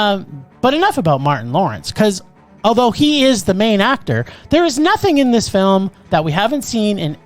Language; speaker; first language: English; native; English